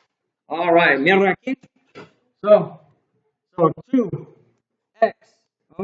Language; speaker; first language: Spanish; non-native, learner; English